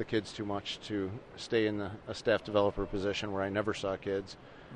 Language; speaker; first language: English; native; English